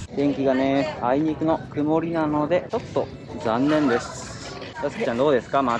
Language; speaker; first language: Japanese; native; Japanese